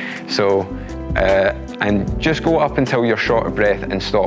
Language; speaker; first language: English; native; English